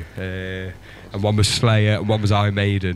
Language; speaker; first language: English; native; English